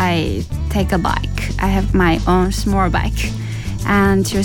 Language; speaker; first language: English; non-native, fluent; Chinese